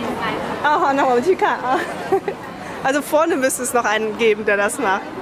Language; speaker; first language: German; native; German